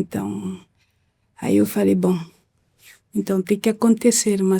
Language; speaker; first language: Portuguese; non-native, fluent; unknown